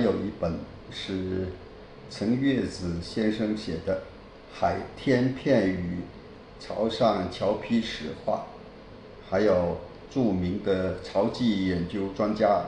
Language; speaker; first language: Chinese; non-native, local second language; Min Nan Chinese